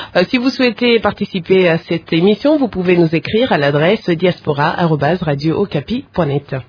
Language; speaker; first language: French; non-native, local second language; Lingala